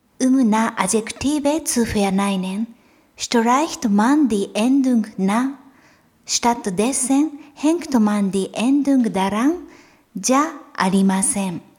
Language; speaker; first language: German; non-native, fluent; Japanese